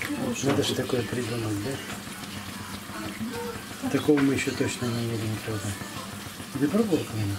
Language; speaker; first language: Russian; native; Russian